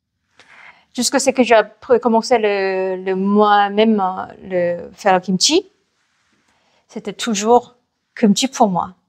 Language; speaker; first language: French; non-native, learner; Korean